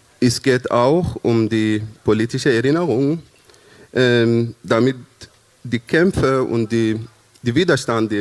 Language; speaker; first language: German; non-native, fluent; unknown